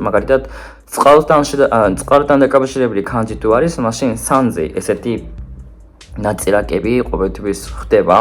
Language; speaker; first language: Georgian; non-native, fluent; Japanese